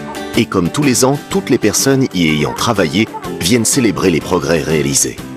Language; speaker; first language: French; native; French